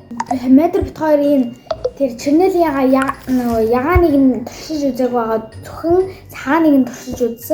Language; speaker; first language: Mongolian; early bilingual, heritage; Mongolian